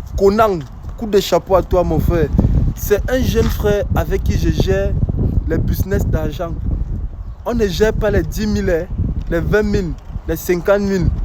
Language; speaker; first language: French; native; French